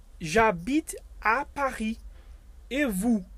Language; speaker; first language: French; non-native, fluent; Portuguese